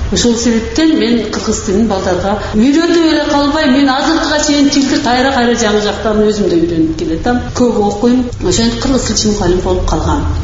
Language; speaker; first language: Kyrgyz; non-native, local second language; Karachay-Balkar